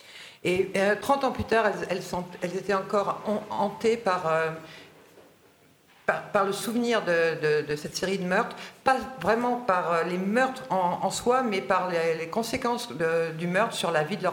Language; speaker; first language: French; native; French